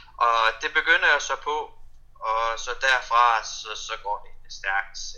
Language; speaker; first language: Danish; early bilingual, other home language; Russian